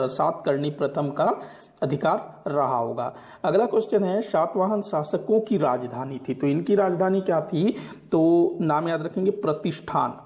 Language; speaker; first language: Hindi; non-native, local second language; Marathi